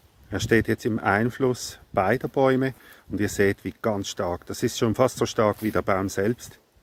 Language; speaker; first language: German; native; German